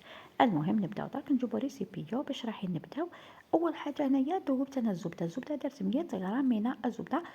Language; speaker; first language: Arabic; native; Arabic